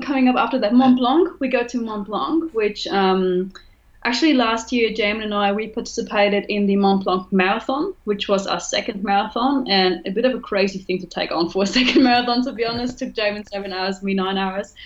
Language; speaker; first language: English; non-native, fluent; German